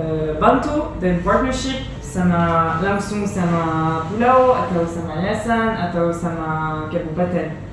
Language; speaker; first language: Indonesian; non-native, learner; French